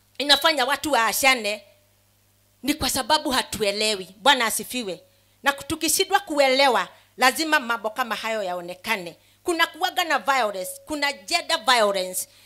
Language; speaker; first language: Swahili; non-native, local second language; Kikuyu